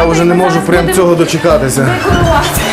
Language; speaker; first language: Ukrainian; native; Ukrainian